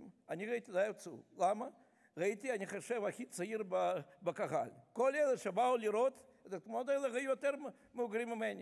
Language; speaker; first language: Hebrew; non-native, fluent; Russian